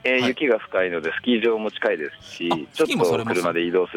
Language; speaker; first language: Japanese; native; Japanese